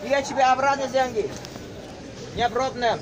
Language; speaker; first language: Russian; non-native, learner; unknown